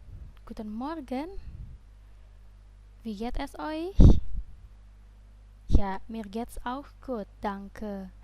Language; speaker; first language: German; non-native, fluent; Indonesian